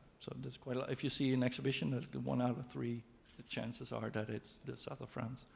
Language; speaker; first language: English; non-native, fluent; Dutch